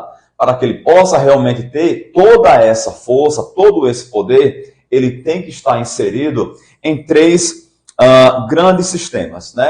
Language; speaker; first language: Portuguese; native; Portuguese